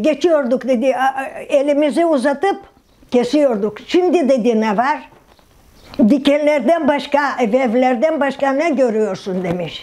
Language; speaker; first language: Turkish; non-native, local second language; Greek